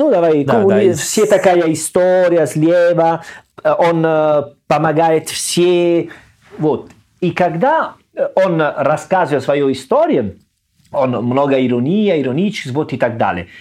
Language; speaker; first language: Russian; non-native, learner; Italian